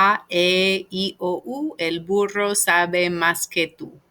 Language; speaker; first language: Spanish; non-native, fluent; English